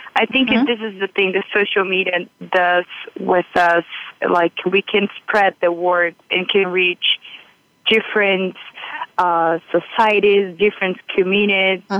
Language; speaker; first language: English; non-native, fluent; Portuguese